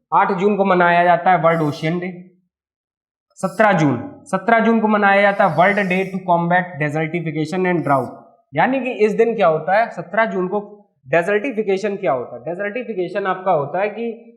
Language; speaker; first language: Hindi; native; Hindi